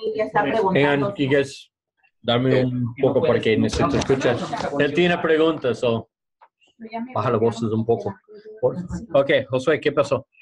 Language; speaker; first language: Spanish; non-native, learner; English